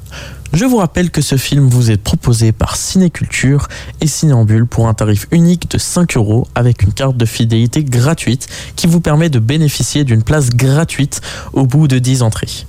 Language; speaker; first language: French; native; French